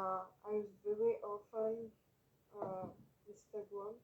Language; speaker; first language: English; non-native, learner; French